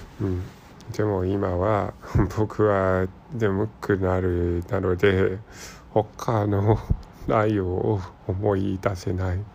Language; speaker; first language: Japanese; non-native, learner; Cantonese